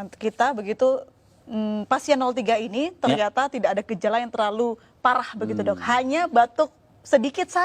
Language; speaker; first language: Indonesian; native; Indonesian